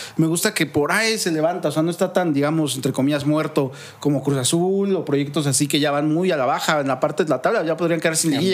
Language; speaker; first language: Spanish; native; Spanish